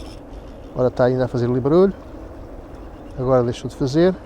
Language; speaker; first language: Portuguese; native; Portuguese